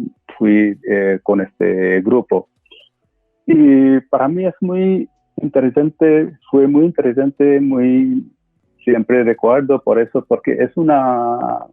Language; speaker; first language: Spanish; non-native, fluent; Bangla